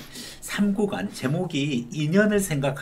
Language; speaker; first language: Korean; native; Korean